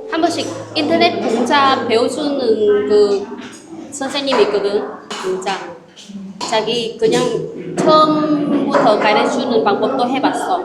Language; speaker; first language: Korean; non-native, learner; Vietnamese